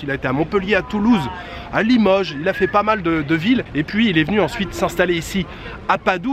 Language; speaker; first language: French; native; French